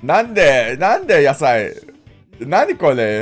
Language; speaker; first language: Japanese; non-native, learner; English